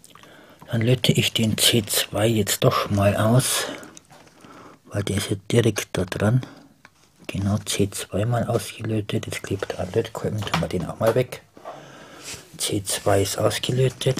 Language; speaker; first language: German; native; German